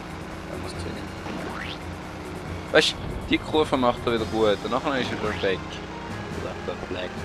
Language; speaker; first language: German; native; German